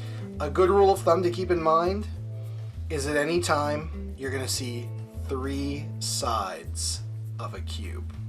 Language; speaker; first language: English; native; English